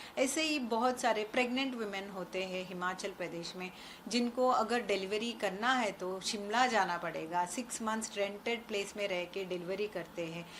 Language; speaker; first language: Hindi; non-native, local second language; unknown